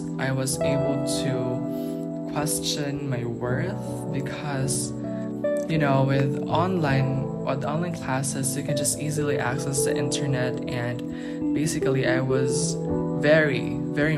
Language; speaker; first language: English; non-native, local second language; Filipino